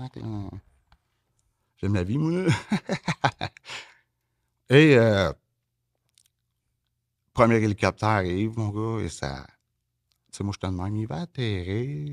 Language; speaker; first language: French; native; French